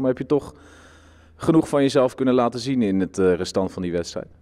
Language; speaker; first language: Dutch; native; Dutch